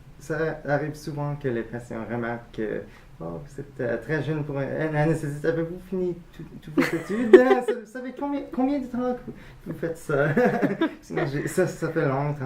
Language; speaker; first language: French; non-native, fluent; English